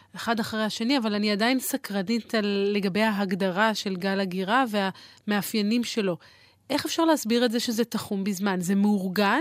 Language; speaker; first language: Hebrew; native; Hebrew